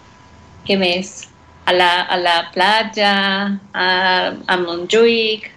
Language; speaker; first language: Catalan; non-native, learner; Spanish